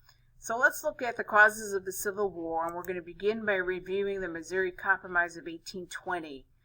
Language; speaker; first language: English; native; English